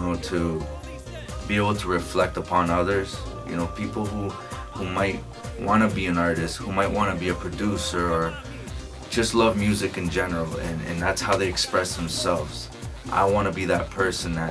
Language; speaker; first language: English; early bilingual, other home language; Spanish